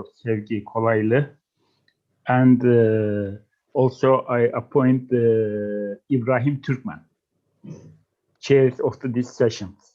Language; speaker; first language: English; non-native, learner; Turkish